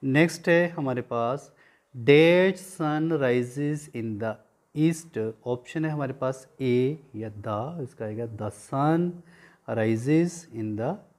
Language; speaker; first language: Hindi; non-native, local second language; Punjabi